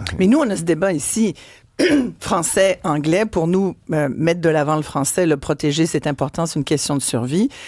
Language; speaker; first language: French; native; French